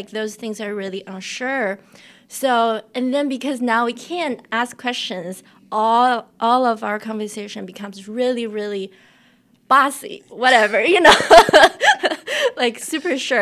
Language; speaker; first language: English; non-native, fluent; Chinese